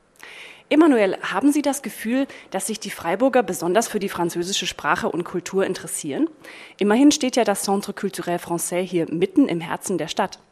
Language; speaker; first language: German; native; German